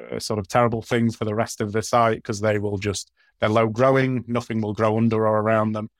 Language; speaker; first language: English; native; English